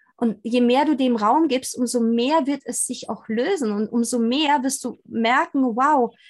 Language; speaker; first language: German; native; German